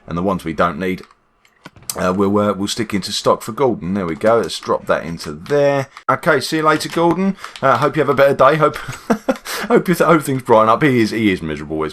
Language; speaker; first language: English; native; English